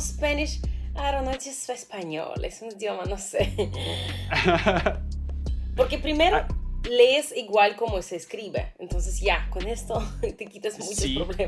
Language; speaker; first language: Spanish; non-native, fluent; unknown